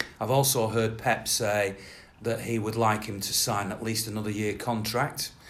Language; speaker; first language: English; native; English